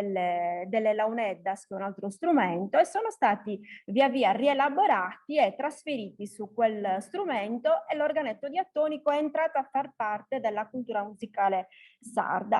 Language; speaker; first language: Italian; native; Italian